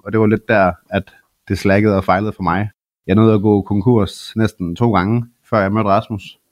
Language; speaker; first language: Danish; early bilingual, other home language; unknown